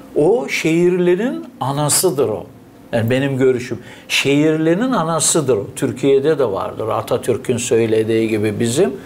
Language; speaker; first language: Turkish; native; Turkish